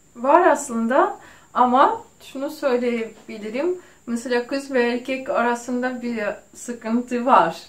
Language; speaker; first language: Turkish; non-native, fluent; Russian